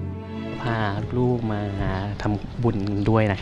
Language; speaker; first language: Thai; native; Thai